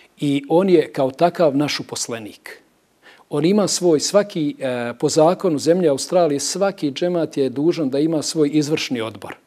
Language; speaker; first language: Bosnian; native; Bosnian